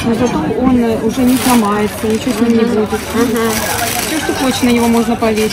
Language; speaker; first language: Russian; native; Russian